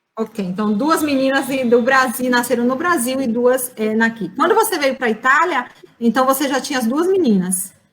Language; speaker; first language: Portuguese; native; Portuguese